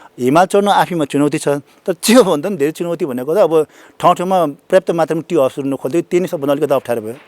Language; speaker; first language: Nepali; non-native, local second language; Sherpa